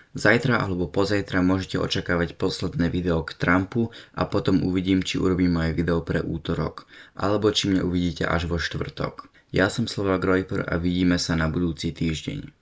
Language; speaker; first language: Slovak; early bilingual, heritage; Slovak